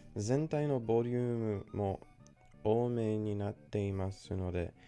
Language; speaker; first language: Japanese; non-native, learner; English